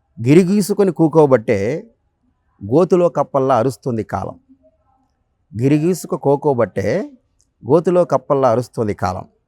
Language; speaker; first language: Telugu; native; Telugu